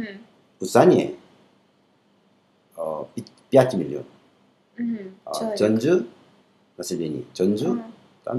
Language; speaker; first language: Russian; non-native, learner; Korean